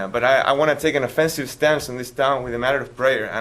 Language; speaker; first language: English; non-native, fluent; Spanish